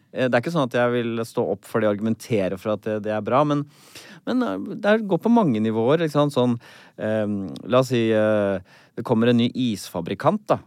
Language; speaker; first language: Norwegian; native; Norwegian